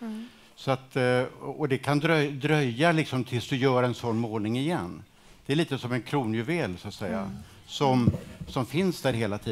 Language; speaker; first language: Swedish; native; Swedish